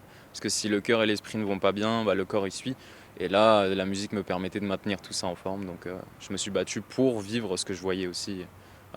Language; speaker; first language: French; native; French